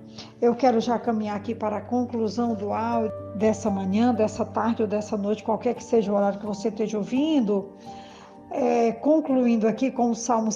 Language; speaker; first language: Portuguese; native; Portuguese